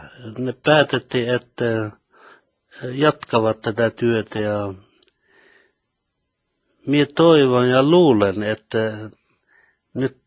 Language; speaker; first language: Finnish; early bilingual, heritage; Finnish